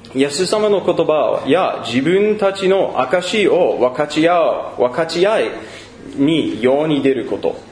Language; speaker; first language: Japanese; non-native, learner; English